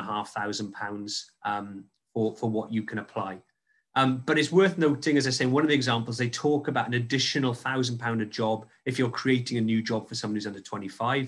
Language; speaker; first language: English; native; English